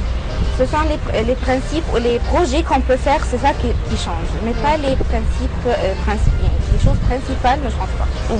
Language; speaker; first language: French; non-native, fluent; Arabic